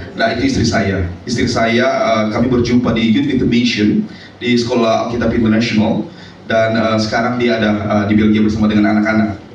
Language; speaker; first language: Indonesian; native; Indonesian